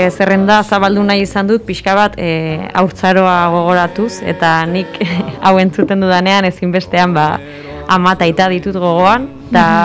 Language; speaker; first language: Basque; native; Basque